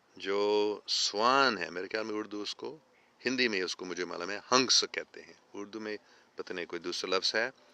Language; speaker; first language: Urdu; non-native, fluent; English